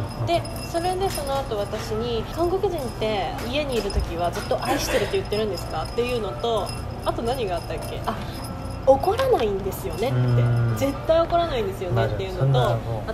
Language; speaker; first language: Japanese; native; Japanese